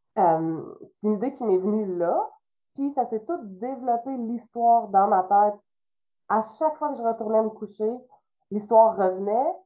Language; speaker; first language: French; native; French